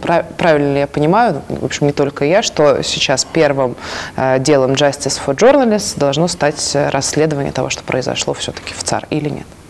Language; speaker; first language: Russian; native; Russian